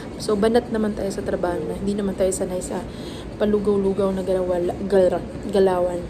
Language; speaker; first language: Filipino; native; Filipino